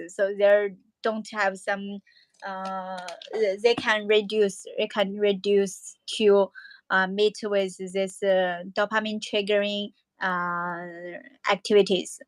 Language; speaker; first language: English; non-native, learner; Chinese